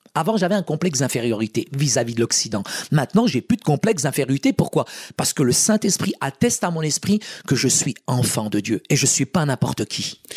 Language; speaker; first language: French; early bilingual, other home language; Arabic